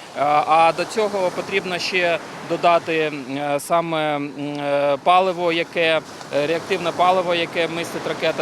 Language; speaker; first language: Ukrainian; native; Ukrainian